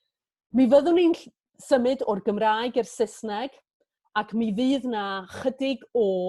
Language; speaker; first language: Welsh; native; Welsh